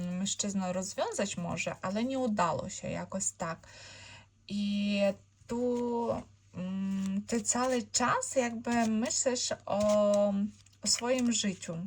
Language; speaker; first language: Polish; non-native, learner; Ukrainian